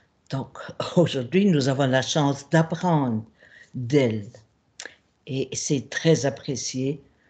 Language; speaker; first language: French; native; French